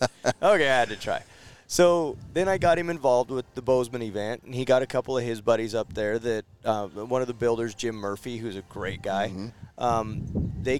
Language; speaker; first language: English; native; English